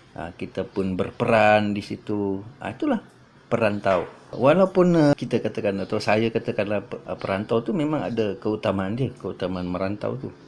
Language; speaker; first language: Malay; native; Malay